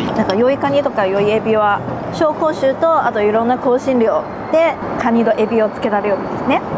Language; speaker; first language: Japanese; non-native, fluent; Chinese